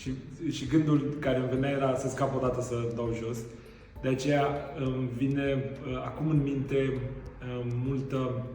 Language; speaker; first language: Romanian; native; Romanian